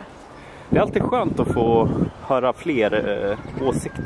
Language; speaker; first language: Swedish; native; Swedish